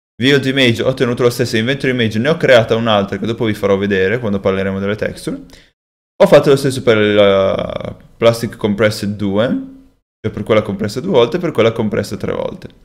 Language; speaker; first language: Italian; native; Italian